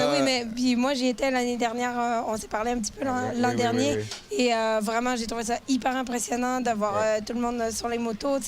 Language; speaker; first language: French; native; French